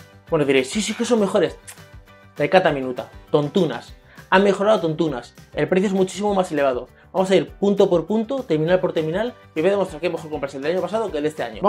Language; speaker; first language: Spanish; native; Spanish